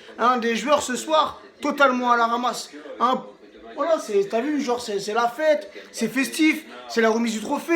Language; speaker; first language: French; native; French